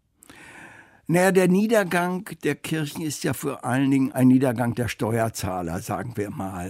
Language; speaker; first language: German; native; German